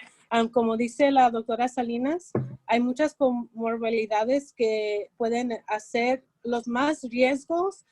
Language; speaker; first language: Spanish; early bilingual, heritage; Spanish